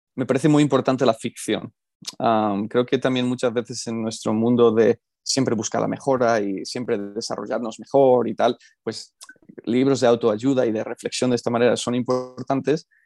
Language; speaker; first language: Spanish; early bilingual, heritage; Spanish